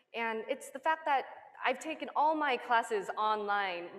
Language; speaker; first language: English; non-native, fluent; Korean